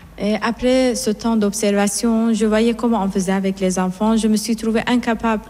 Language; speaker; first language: French; non-native, fluent; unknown